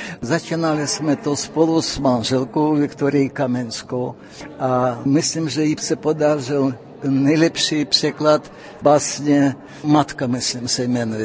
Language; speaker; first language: Czech; non-native, fluent; Russian